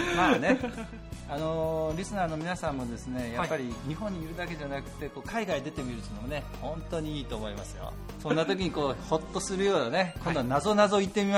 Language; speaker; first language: Japanese; native; Japanese